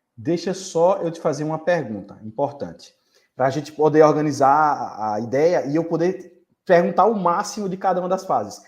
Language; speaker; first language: Portuguese; native; Portuguese